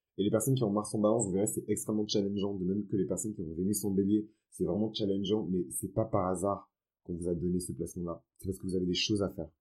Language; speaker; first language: French; early bilingual, other home language; Fon